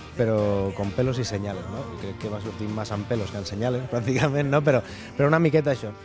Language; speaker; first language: Catalan; non-native, local second language; Spanish